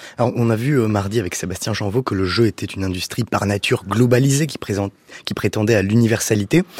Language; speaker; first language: French; native; French